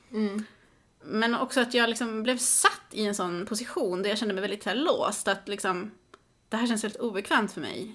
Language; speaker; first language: Swedish; native; Swedish